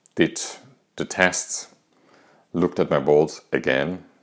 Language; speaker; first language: English; non-native, fluent; German